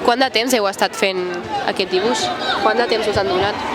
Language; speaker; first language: Catalan; native; Catalan